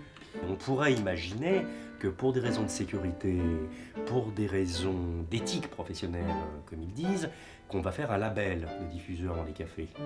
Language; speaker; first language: French; native; French